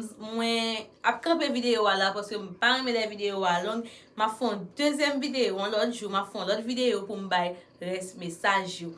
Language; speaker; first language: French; non-native, learner; Haitian Creole